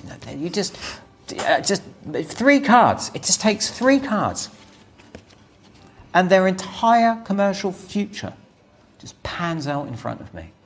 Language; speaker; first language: English; native; English